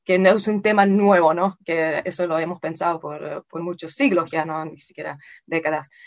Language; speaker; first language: Spanish; non-native, fluent; Dutch